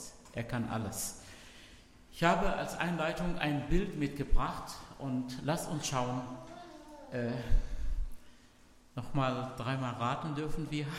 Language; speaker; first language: German; non-native, fluent; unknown